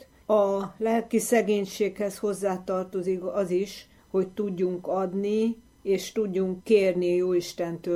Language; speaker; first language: Hungarian; native; Hungarian